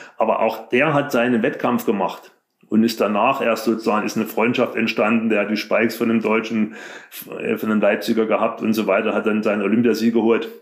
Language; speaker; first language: German; native; German